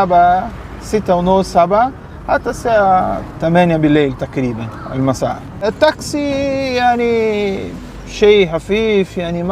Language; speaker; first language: Arabic; non-native, learner; Portuguese